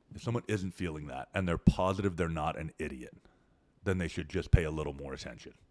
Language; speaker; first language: English; native; English